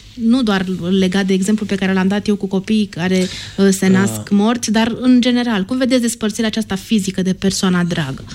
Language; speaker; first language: Romanian; native; Romanian